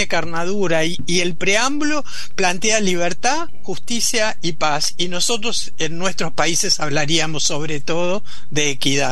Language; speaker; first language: Spanish; native; Spanish